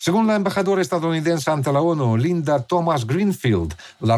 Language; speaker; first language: Spanish; native; Spanish